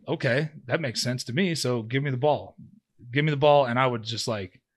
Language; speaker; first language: English; native; English